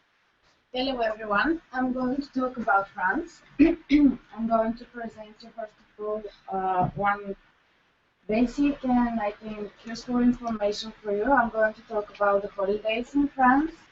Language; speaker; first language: English; non-native, learner; Bulgarian